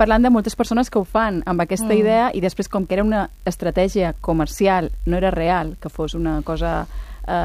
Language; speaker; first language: Catalan; native; Catalan